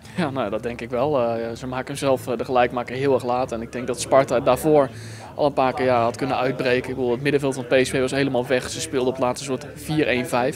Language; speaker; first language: Dutch; native; Dutch